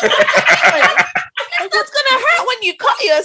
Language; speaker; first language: English; non-native, local second language; Yoruba